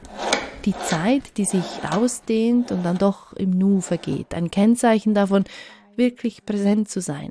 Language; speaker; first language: German; native; German